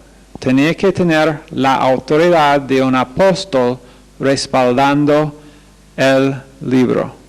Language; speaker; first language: Spanish; non-native, fluent; English